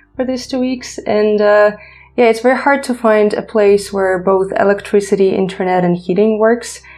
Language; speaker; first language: English; non-native, fluent; Ukrainian